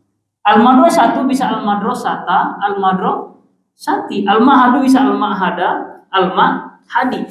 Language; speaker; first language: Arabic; non-native, fluent; Indonesian